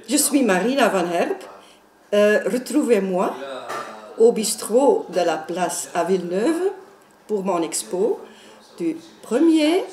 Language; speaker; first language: French; non-native, local second language; Dutch